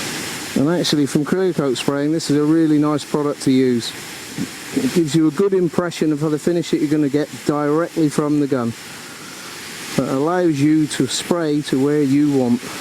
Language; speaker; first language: English; native; English